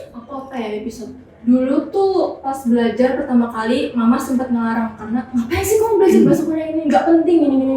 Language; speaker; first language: Indonesian; native; Indonesian